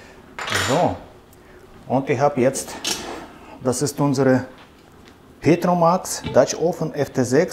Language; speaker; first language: German; non-native, fluent; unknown